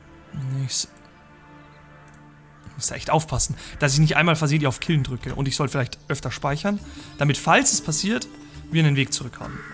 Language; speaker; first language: German; native; German